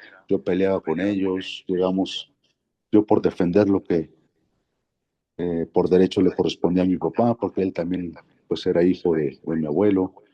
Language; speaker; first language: Spanish; native; Spanish